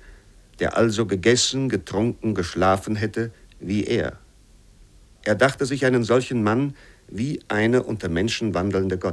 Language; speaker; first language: German; native; German